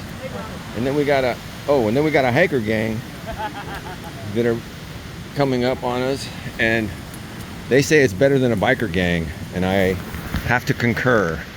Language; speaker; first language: English; native; English